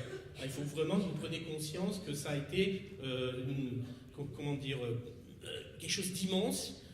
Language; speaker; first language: French; native; French